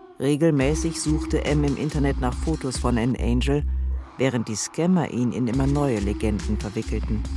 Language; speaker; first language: German; native; German